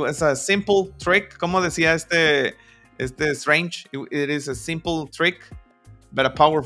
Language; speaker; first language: English; non-native, fluent; Spanish